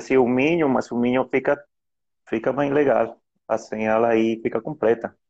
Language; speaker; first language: Portuguese; non-native, fluent; Spanish